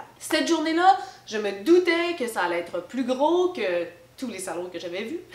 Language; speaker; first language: French; native; French